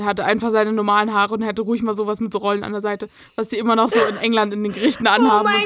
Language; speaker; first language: German; native; German